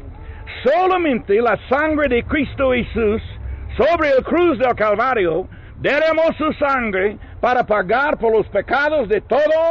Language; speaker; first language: Spanish; non-native, learner; English